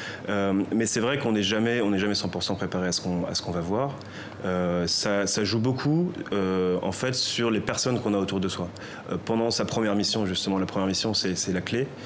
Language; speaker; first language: French; native; French